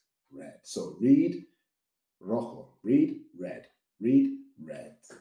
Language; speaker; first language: English; native; English